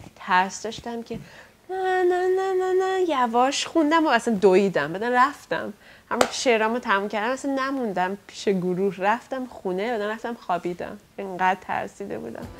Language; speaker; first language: Persian; early bilingual, heritage; Persian